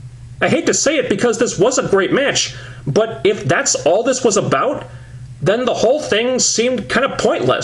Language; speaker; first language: English; native; English